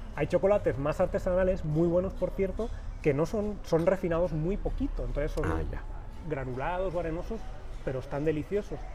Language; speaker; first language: Spanish; native; Spanish